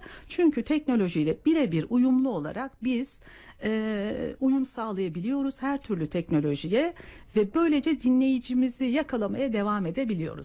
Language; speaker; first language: Turkish; native; Turkish